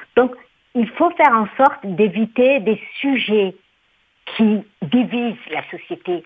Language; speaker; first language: French; non-native, local second language; Somali